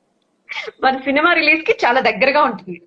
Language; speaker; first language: Telugu; native; Telugu